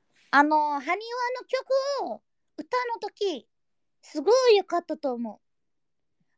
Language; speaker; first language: Japanese; non-native, learner; Indonesian